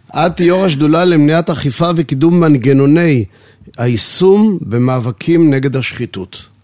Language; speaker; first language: Hebrew; native; Hebrew